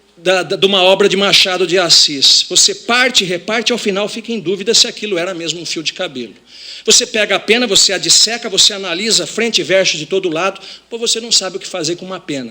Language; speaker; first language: Portuguese; native; Portuguese